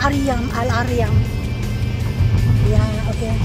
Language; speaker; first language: English; non-native, learner; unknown